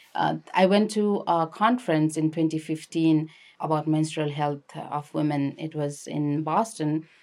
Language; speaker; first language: English; non-native, local second language; Nepali